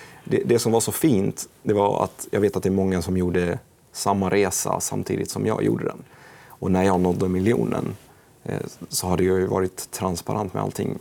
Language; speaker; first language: Swedish; non-native, fluent; Arabic